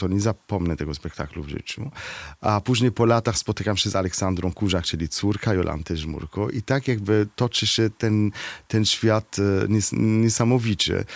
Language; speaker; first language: Polish; non-native, fluent; Arabic